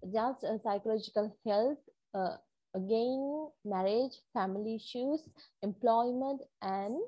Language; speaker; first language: English; non-native, local second language; Sinhala